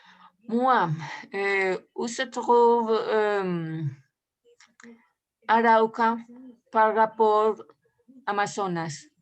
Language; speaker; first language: French; non-native, learner; Spanish